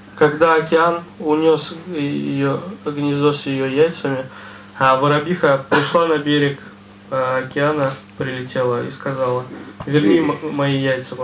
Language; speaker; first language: Russian; native; Russian